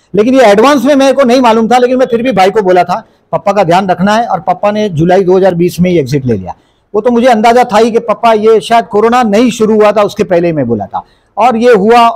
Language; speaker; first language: Hindi; non-native, local second language; Gujarati